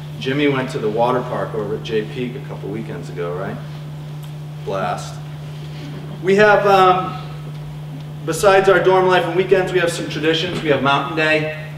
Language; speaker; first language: English; native; English